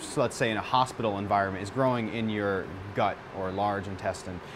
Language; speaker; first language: English; native; English